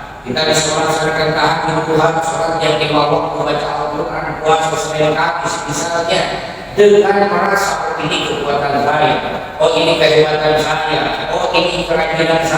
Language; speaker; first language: Indonesian; non-native, local second language; Sundanese